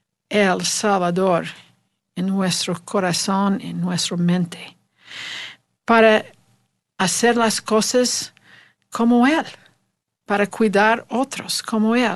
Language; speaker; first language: Spanish; non-native, learner; English